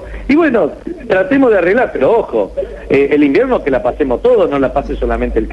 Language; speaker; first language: Spanish; native; Spanish